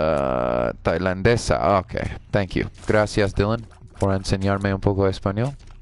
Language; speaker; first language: Spanish; non-native, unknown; English